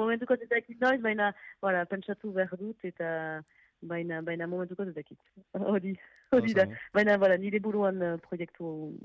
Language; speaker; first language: Basque; non-native, local second language; French